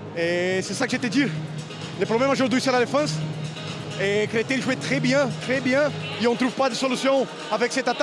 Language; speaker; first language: French; non-native, learner; Portuguese